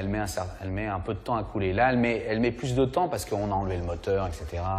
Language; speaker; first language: French; native; French